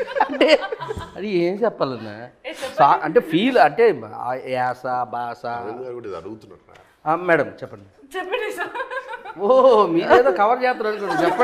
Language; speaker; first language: Telugu; native; Telugu